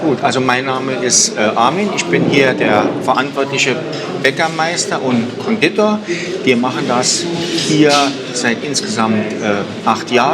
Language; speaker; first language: German; native; German